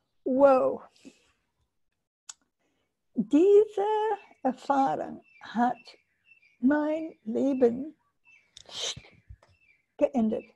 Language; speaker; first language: German; non-native, learner; English